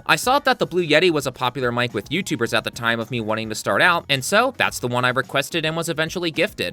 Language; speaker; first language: English; native; English